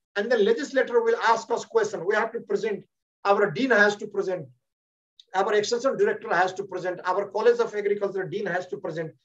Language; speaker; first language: English; non-native, local second language; Nepali